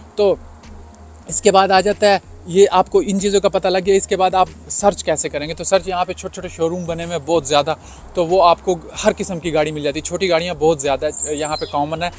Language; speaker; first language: Urdu; non-native, local second language; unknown